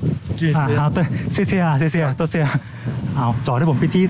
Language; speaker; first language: Chinese; non-native, learner; Thai